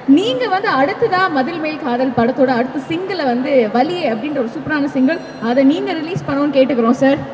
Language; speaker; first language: Tamil; native; Tamil